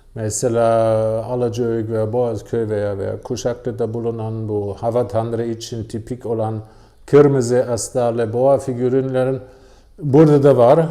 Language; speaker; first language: Turkish; non-native, fluent; German